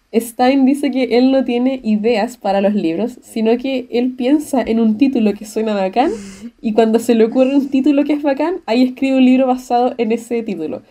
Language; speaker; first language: Spanish; native; Spanish